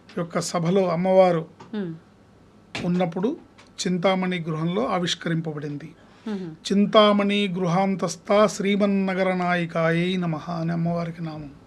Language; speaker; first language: Telugu; native; Telugu